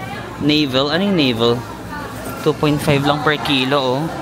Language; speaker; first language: Filipino; native; Filipino